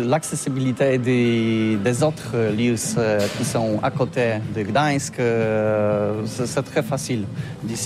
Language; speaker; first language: French; non-native, learner; Polish